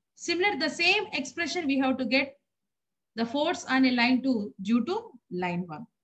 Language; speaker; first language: English; non-native, local second language; Telugu